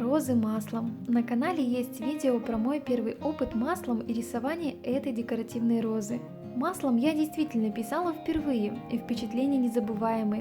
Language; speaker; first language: Russian; native; Russian